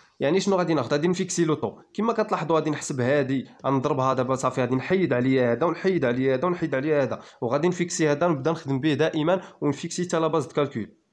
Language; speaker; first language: Arabic; native; Arabic